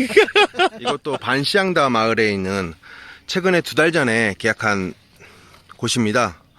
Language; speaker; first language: Korean; native; Korean